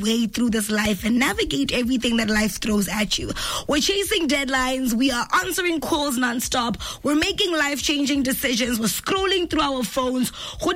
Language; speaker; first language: English; non-native, local second language; Tswana